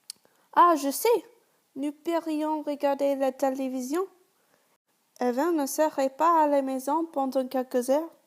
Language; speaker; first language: French; non-native, learner; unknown